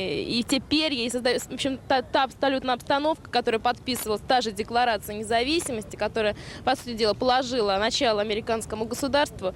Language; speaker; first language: Russian; native; Russian